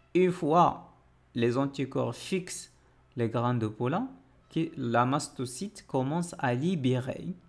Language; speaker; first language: French; non-native, local second language; Arabic